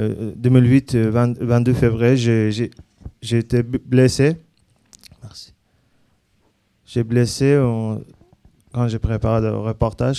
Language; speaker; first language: French; non-native, learner; Azerbaijani